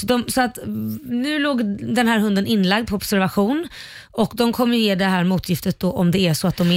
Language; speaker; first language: Swedish; native; Swedish